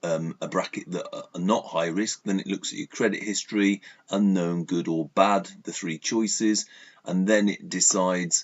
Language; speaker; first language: English; native; English